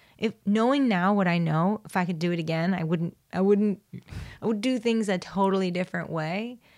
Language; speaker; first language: English; early bilingual, other home language; Spanish